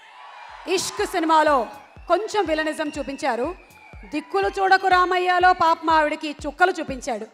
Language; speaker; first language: Telugu; native; Telugu